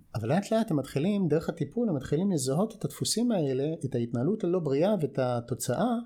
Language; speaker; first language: Hebrew; non-native, fluent; English